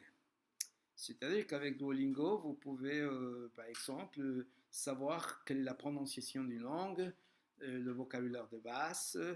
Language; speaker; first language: French; non-native, fluent; Spanish